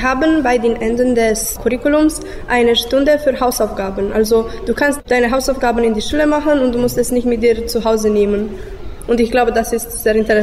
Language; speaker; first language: German; non-native, local second language; Romanian